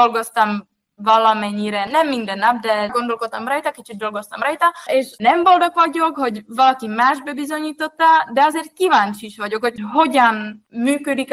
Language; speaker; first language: Hungarian; non-native, fluent; Czech